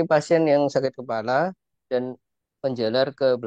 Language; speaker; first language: Indonesian; native; Indonesian